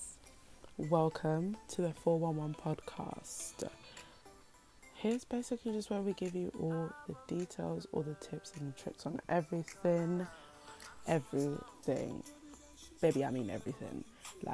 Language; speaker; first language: English; native; English